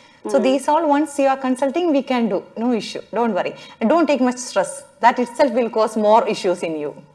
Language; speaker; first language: English; non-native, local second language; Malayalam